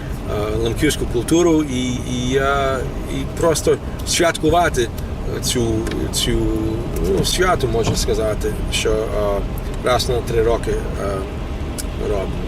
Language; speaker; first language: Ukrainian; early bilingual, heritage; Ukrainian